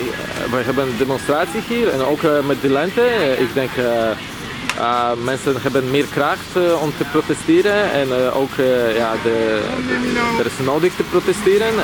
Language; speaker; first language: Dutch; non-native, learner; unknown